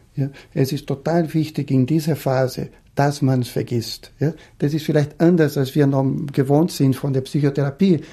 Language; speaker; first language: German; non-native, fluent; Portuguese